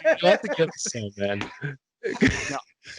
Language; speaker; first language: English; native; English